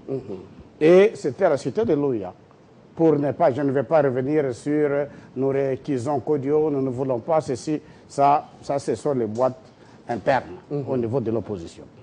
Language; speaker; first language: French; non-native, local second language; Lingala